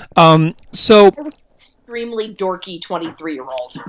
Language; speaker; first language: English; early bilingual, other home language; Hindi